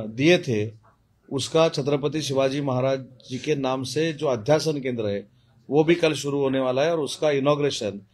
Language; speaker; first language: Hindi; non-native, local second language; Marathi